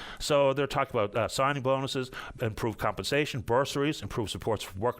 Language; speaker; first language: English; native; English